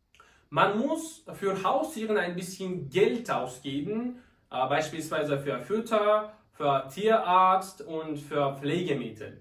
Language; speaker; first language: German; non-native, fluent; Uzbek